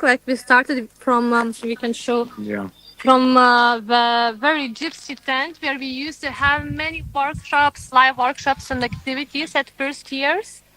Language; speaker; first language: English; non-native, fluent; Ukrainian